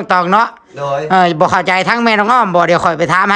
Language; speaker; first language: Thai; non-native, local second language; Lao